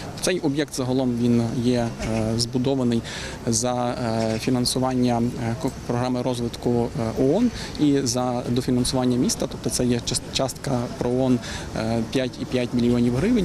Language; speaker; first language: Ukrainian; native; Ukrainian